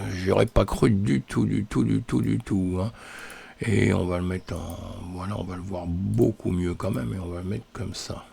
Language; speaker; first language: French; native; French